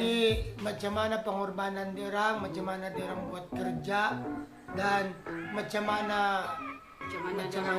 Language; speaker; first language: Indonesian; non-native, fluent; Filipino